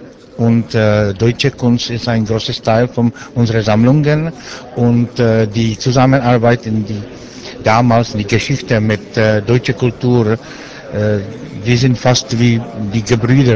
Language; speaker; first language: German; non-native, learner; Czech